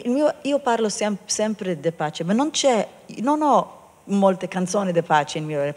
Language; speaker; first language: Italian; non-native, learner; Hebrew